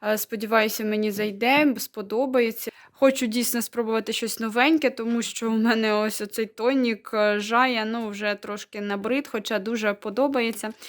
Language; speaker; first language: Ukrainian; native; Ukrainian